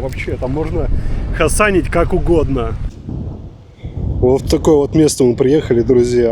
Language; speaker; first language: Russian; native; Russian